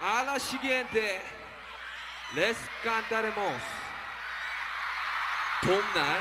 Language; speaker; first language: Spanish; non-native, learner; Korean